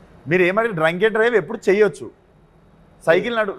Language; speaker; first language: Telugu; native; Telugu